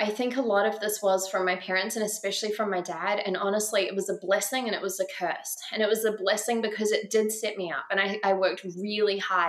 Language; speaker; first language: English; native; English